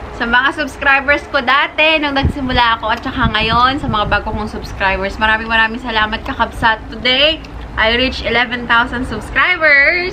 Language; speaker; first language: Filipino; non-native, local second language; Iloko